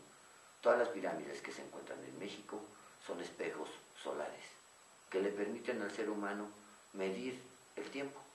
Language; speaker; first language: Spanish; native; Spanish